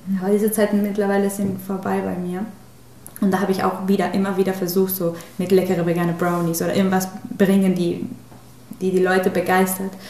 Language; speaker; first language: German; non-native, fluent; Spanish